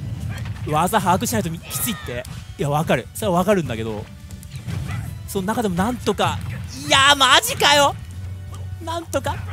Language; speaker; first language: Japanese; native; Japanese